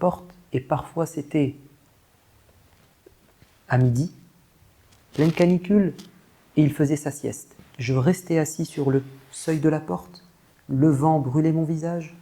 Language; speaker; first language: French; native; French